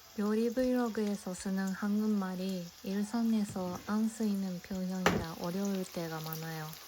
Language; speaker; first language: Korean; non-native, fluent; Japanese